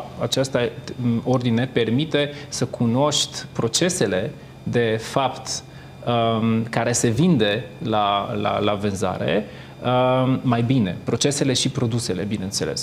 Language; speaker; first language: Romanian; non-native, fluent; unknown